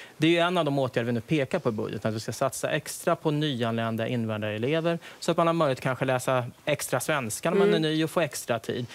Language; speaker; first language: Swedish; native; Swedish